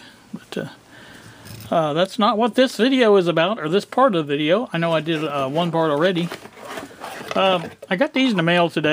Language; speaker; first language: English; native; English